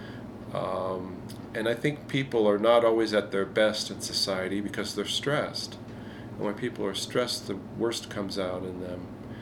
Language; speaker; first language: English; native; English